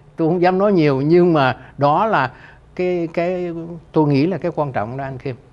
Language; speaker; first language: Vietnamese; native; Vietnamese